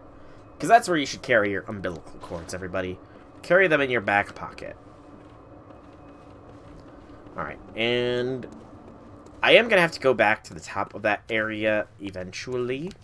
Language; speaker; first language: English; native; English